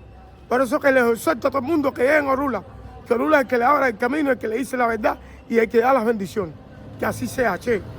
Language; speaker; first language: Spanish; native; Spanish